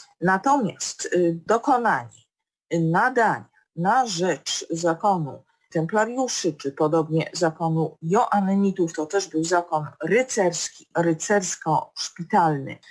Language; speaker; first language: Polish; native; Polish